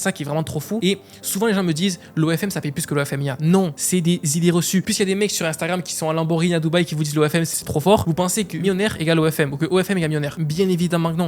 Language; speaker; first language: French; native; French